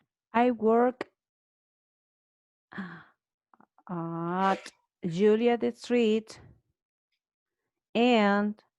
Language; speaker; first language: English; non-native, learner; Spanish